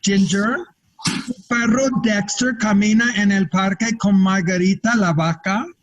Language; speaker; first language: Spanish; non-native, fluent; English